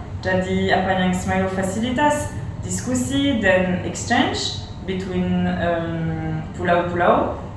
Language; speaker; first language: Indonesian; non-native, learner; French